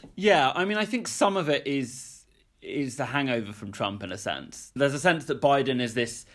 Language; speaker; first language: English; native; English